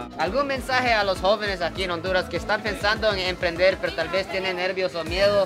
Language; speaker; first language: Spanish; non-native, fluent; Japanese